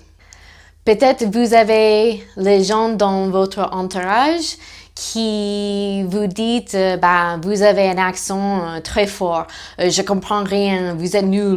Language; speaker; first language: French; non-native, fluent; English